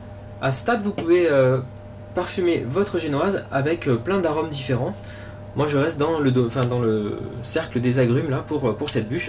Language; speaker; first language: French; native; French